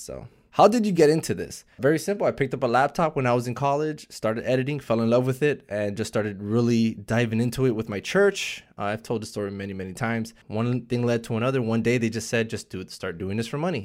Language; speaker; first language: English; early bilingual, other home language; Spanish